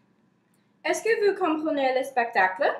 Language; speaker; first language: French; non-native, learner; English